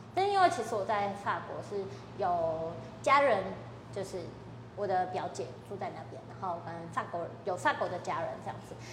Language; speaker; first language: Chinese; native; Chinese